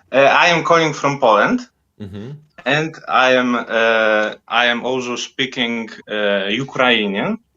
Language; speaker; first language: English; non-native, fluent; Polish